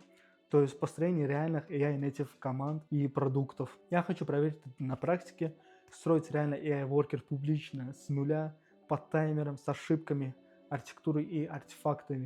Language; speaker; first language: Russian; native; Russian